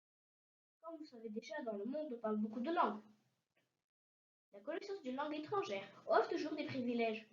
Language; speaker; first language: French; early bilingual, heritage; French